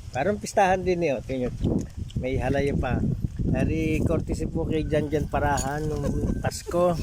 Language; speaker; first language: Filipino; native; Filipino